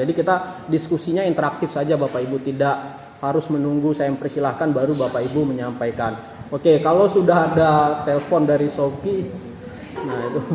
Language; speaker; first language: Indonesian; non-native, local second language; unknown